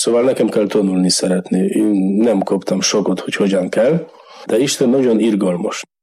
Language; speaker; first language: Hungarian; non-native, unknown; Polish